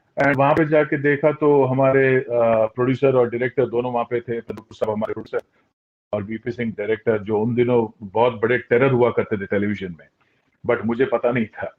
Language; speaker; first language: Hindi; non-native, local second language; Tulu